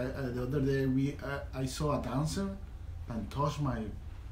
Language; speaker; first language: English; non-native, fluent; Spanish